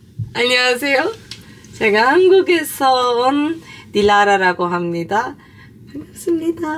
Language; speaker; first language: Korean; non-native, fluent; Turkish